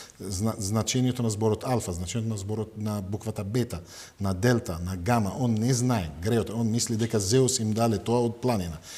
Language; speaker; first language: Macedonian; non-native, fluent; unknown